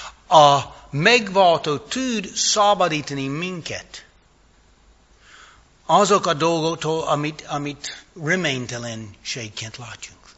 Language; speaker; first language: Hungarian; non-native, fluent; English